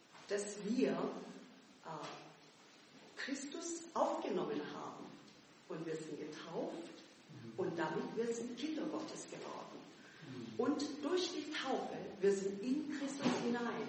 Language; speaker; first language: German; non-native, fluent; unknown